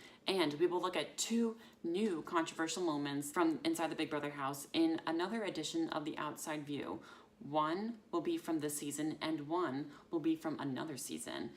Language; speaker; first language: English; native; English